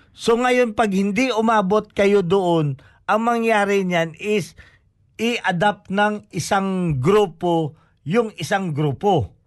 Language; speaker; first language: Filipino; non-native, local second language; Hiligaynon